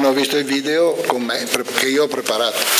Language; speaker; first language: Italian; native; Italian